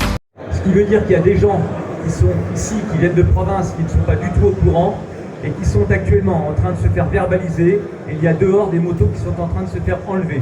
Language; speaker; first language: French; native; French